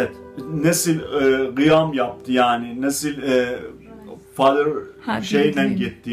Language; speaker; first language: Turkish; non-native, fluent; Azerbaijani